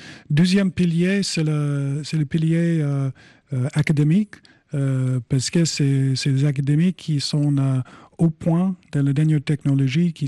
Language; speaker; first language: French; non-native, fluent; English